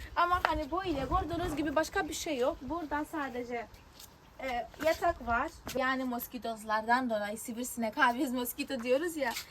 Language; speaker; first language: Turkish; non-native, fluent; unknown